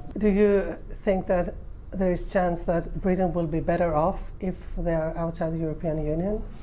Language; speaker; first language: English; non-native, fluent; Greek